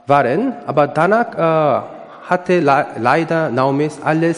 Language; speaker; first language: German; non-native, learner; Korean